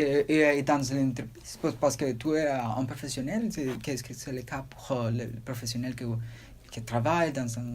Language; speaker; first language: French; non-native, learner; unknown